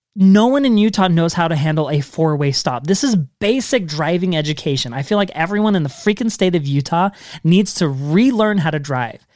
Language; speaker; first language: English; native; English